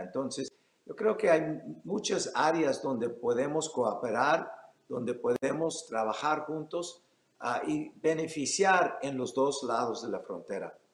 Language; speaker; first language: Spanish; early bilingual, heritage; Spanish